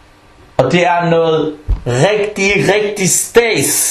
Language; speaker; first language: Danish; non-native, fluent; Arabic